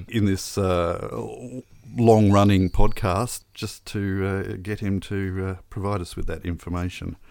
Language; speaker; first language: English; native; English